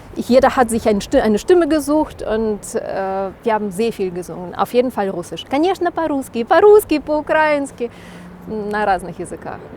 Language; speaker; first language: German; non-native, fluent; Russian